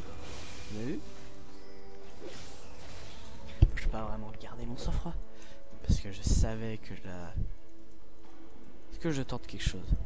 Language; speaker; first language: French; native; French